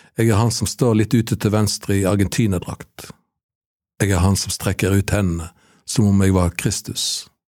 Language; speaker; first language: Norwegian; native; Norwegian